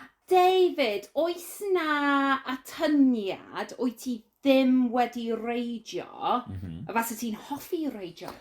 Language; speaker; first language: Welsh; non-native, learner; English